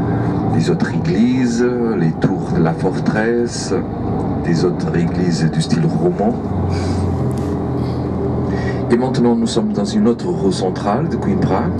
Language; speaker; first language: French; non-native, fluent; Portuguese